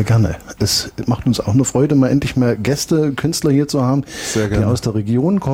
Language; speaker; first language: German; native; German